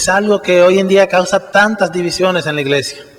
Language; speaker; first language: Spanish; native; Spanish